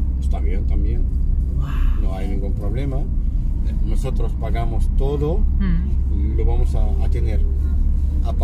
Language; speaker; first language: Spanish; non-native, fluent; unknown